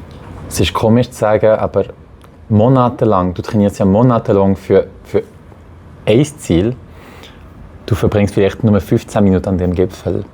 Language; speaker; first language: German; non-native, local second language; French